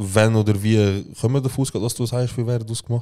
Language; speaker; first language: German; native; German